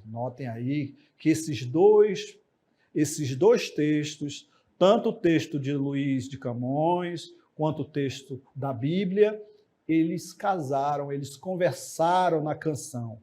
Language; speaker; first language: Portuguese; native; Portuguese